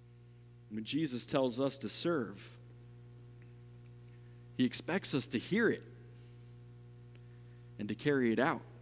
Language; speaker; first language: English; native; English